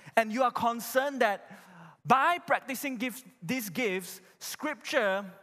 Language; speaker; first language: English; non-native, local second language; Chinese